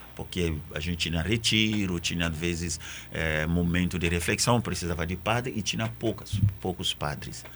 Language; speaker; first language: Portuguese; non-native, fluent; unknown